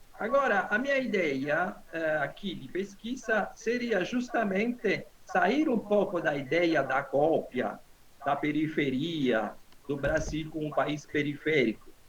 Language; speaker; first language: Portuguese; non-native, fluent; Italian